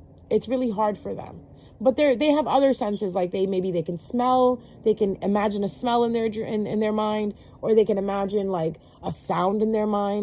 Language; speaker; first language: English; native; English